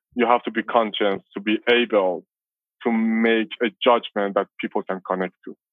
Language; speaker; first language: English; non-native, fluent; Persian